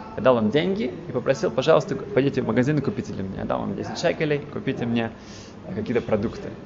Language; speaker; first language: Russian; early bilingual, heritage; Russian